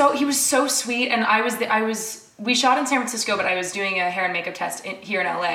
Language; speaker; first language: English; native; English